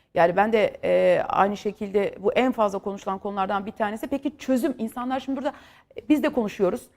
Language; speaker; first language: Turkish; native; Turkish